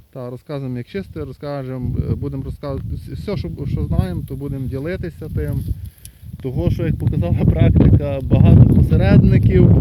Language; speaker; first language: Ukrainian; native; Ukrainian